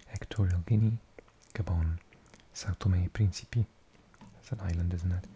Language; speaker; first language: English; native; English